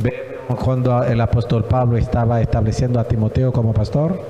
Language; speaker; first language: Spanish; non-native, fluent; Haitian Creole